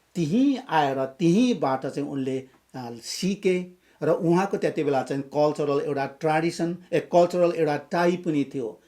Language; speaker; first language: Nepali; non-native, local second language; Limbu